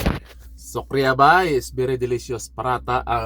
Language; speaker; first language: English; non-native, local second language; Filipino